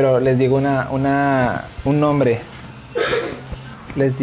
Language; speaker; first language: Spanish; native; Spanish